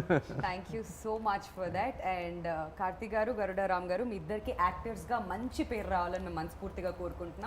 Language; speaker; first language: Telugu; native; Telugu